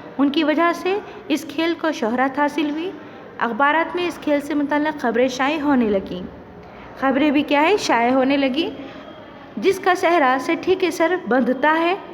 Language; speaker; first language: Urdu; native; Urdu